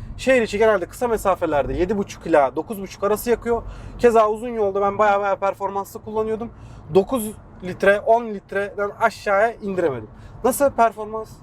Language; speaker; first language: Turkish; native; Turkish